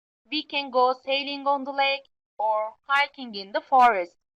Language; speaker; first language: English; non-native, fluent; Turkish